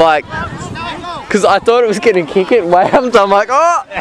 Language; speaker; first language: English; native; English